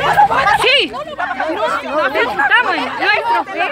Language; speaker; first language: Spanish; native; Spanish